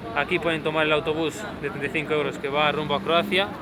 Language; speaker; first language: Spanish; native; Spanish